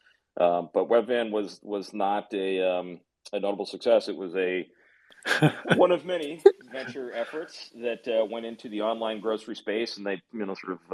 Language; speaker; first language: English; native; English